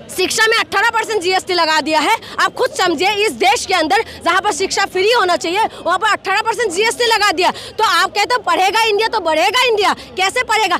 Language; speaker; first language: Hindi; non-native, local second language; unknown